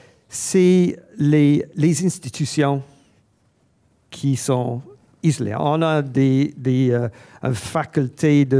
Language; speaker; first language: French; non-native, fluent; English